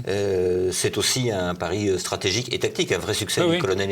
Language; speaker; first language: French; native; French